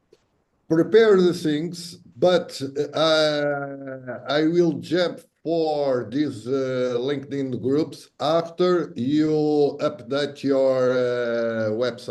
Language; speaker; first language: English; non-native, fluent; Portuguese